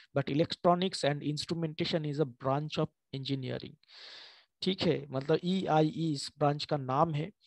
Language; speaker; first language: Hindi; non-native, local second language; Bangla